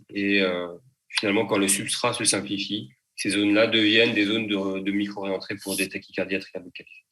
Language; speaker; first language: French; native; French